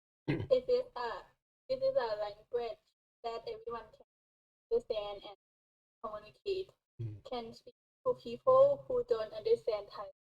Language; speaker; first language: English; non-native, learner; Thai